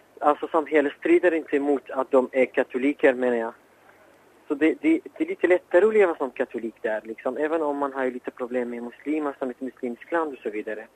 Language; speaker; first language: Swedish; non-native, fluent; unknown